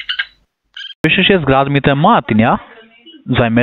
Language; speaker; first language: German; non-native, learner; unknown